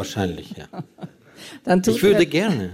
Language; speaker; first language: German; non-native, fluent; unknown